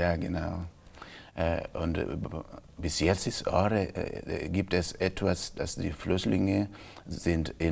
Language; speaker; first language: German; non-native, local second language; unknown